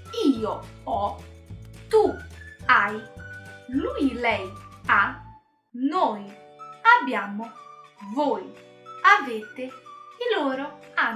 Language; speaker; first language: Italian; non-native, fluent; Portuguese